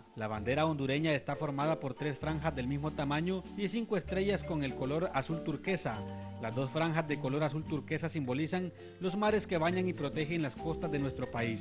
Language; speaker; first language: Spanish; native; Spanish